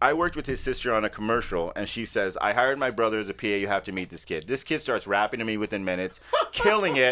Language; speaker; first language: English; native; English